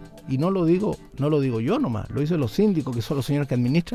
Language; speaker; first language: Spanish; native; Spanish